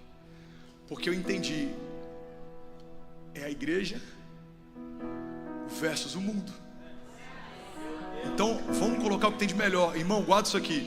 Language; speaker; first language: Portuguese; native; Portuguese